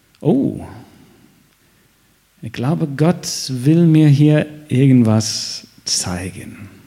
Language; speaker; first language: German; non-native, fluent; English